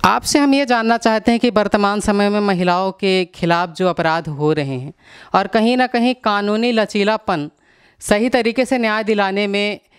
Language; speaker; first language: Hindi; native; Hindi